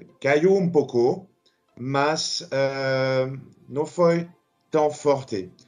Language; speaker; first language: Portuguese; non-native, fluent; French